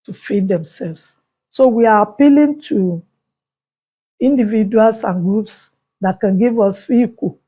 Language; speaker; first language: English; non-native, local second language; Yoruba